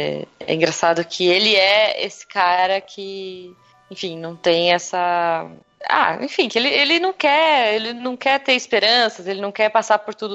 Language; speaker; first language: Portuguese; native; Portuguese